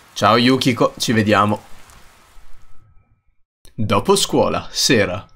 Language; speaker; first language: Italian; native; Italian